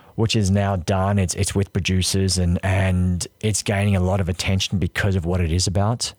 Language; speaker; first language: English; native; English